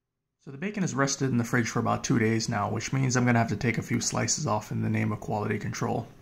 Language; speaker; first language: English; native; English